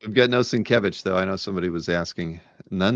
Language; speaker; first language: English; native; English